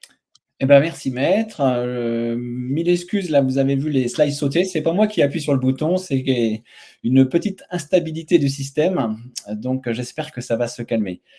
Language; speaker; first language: French; native; French